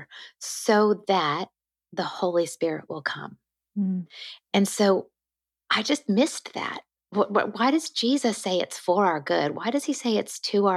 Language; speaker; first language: English; native; English